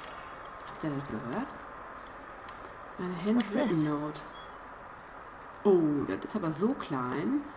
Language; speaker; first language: German; native; German